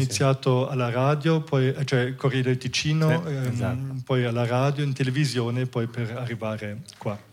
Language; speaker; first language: Italian; non-native, fluent; German